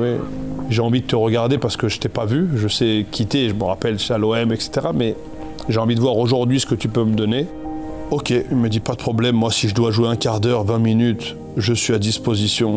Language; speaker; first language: French; native; French